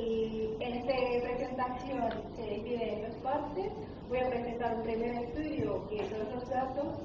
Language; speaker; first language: Spanish; non-native, learner; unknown